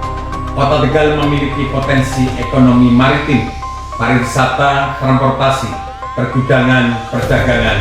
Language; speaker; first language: Indonesian; native; Indonesian